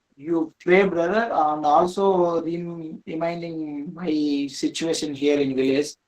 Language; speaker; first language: English; non-native, local second language; Telugu